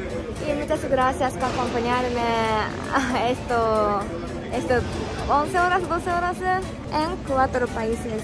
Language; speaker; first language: Spanish; non-native, learner; Japanese